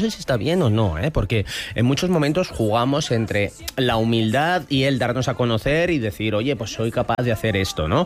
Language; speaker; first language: Spanish; native; Spanish